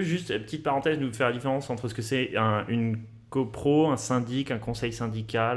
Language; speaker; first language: French; native; French